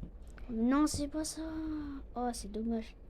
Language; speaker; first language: French; non-native, local second language; Arabic